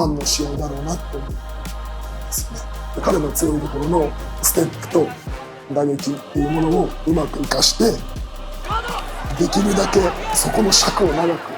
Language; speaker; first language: Japanese; native; Japanese